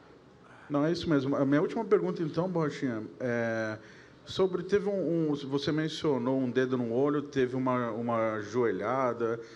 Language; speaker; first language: Portuguese; native; Portuguese